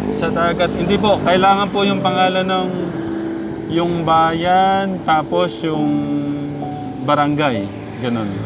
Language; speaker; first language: Filipino; native; Filipino